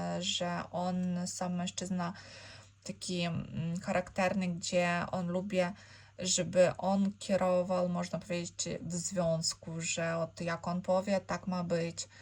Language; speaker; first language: Polish; non-native, learner; Ukrainian